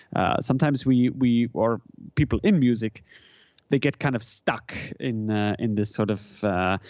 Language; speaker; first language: English; non-native, fluent; German